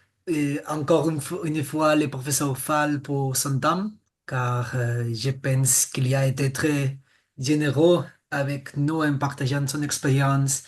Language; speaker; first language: French; non-native, fluent; Catalan